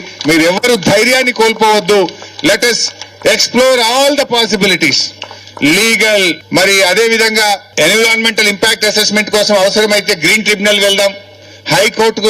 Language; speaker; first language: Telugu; native; Telugu